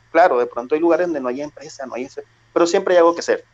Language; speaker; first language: Spanish; native; Spanish